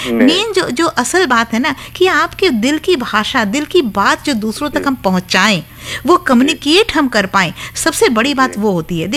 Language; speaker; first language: Hindi; native; Hindi